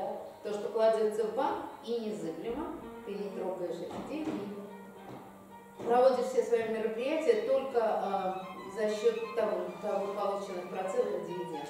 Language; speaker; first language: Russian; native; Russian